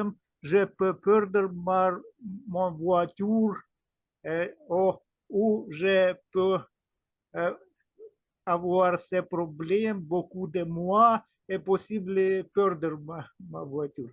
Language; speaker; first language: French; non-native, learner; Russian